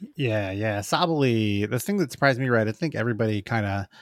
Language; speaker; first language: English; native; English